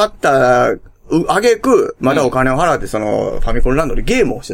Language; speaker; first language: Japanese; native; Japanese